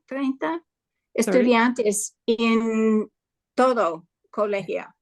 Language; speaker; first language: Spanish; non-native, learner; English